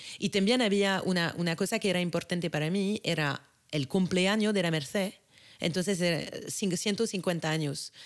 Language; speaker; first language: Spanish; non-native, fluent; French